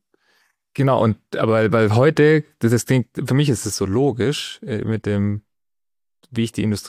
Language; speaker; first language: German; native; German